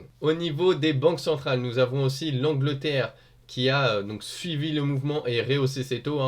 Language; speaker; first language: French; native; French